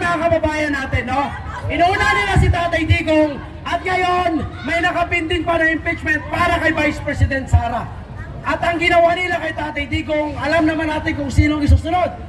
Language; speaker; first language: Filipino; native; Filipino